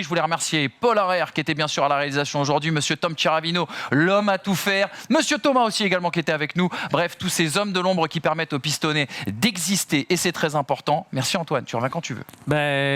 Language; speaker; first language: French; native; French